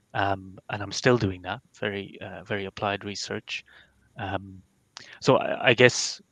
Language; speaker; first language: English; non-native, fluent; Dutch